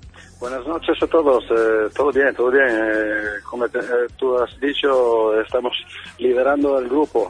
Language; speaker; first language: Spanish; non-native, fluent; Italian